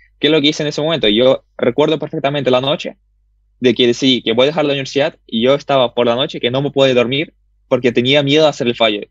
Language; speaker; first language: Spanish; early bilingual, other home language; Russian